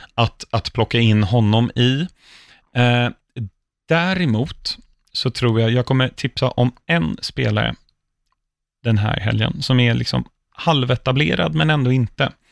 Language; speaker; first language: Swedish; native; Swedish